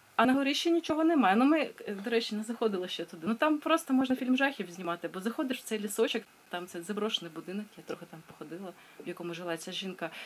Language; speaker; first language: Ukrainian; non-native, local second language; Russian